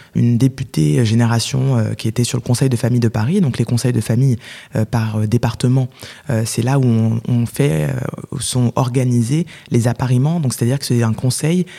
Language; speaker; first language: French; native; French